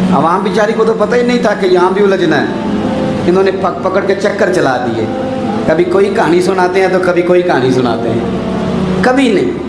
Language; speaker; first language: Urdu; non-native, local second language; Punjabi